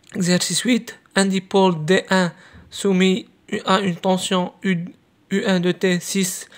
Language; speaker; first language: French; non-native, local second language; Arabic